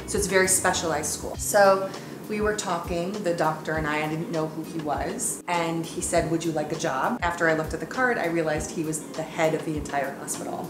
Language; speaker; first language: English; early bilingual, other home language; Italian